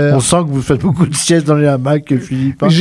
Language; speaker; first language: French; native; French